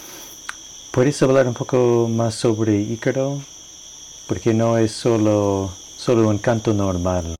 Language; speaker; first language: Spanish; non-native, learner; English